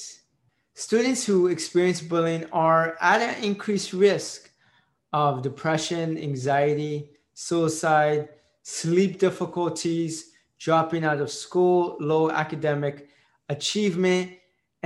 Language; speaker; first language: English; early bilingual, other home language; Marathi